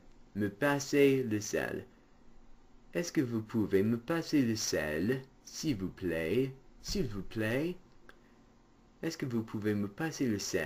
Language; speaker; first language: French; non-native, fluent; English